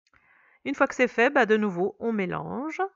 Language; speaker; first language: French; native; French